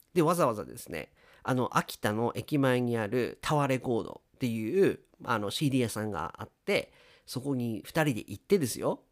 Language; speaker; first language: Japanese; native; Japanese